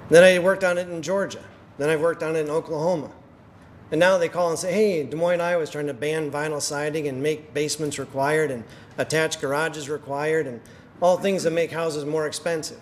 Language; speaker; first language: English; native; English